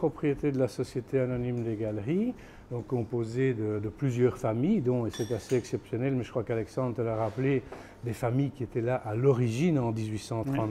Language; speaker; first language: French; native; French